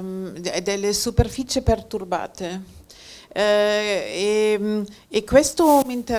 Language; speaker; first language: Italian; non-native, fluent; German